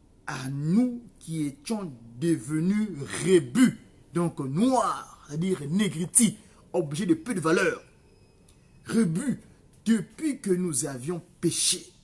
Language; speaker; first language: French; non-native, local second language; Kongo